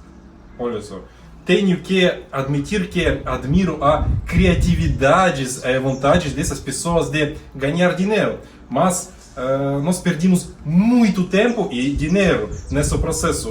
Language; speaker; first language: Portuguese; non-native, learner; Russian